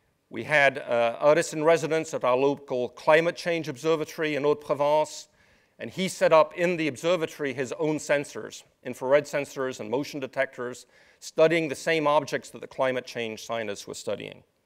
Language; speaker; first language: English; native; English